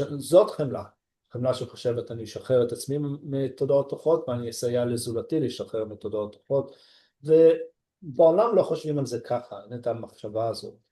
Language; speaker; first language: Hebrew; native; Hebrew